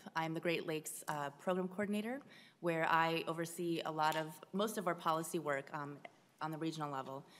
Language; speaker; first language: English; native; English